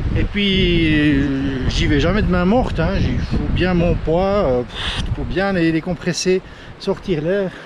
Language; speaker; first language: French; native; French